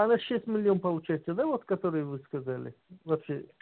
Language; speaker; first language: Russian; non-native, learner; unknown